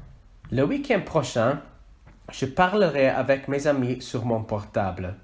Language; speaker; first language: French; non-native, learner; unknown